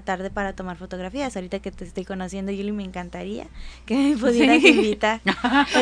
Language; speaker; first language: Spanish; native; Spanish